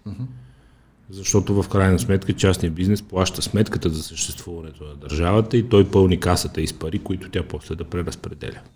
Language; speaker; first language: Bulgarian; native; Bulgarian